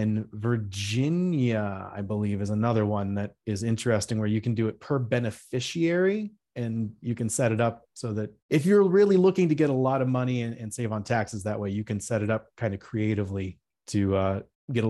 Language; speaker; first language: English; native; English